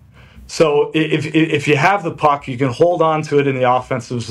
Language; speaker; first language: English; native; English